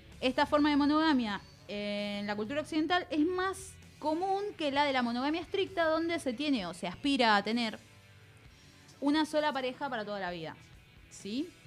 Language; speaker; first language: Spanish; native; Spanish